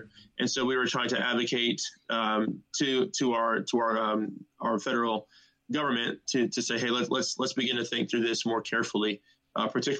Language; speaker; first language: English; native; English